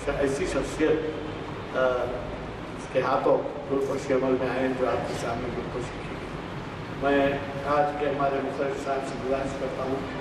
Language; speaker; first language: Urdu; native; Urdu